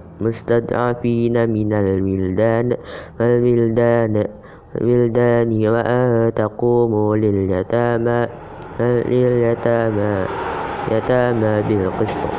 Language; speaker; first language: Arabic; non-native, learner; Indonesian